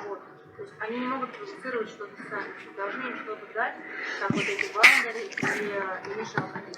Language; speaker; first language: Russian; native; Russian